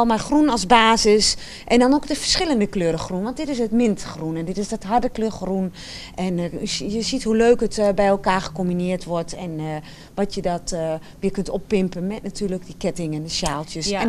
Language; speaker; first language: Dutch; native; Dutch